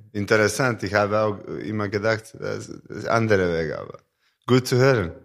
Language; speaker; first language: German; non-native, learner; Serbian